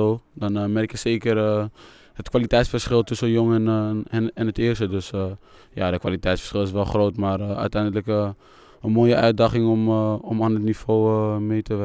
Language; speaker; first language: Dutch; native; Dutch